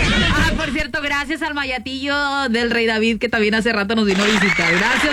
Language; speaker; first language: Spanish; native; Spanish